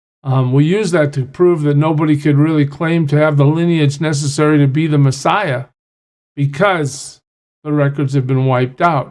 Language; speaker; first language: English; native; English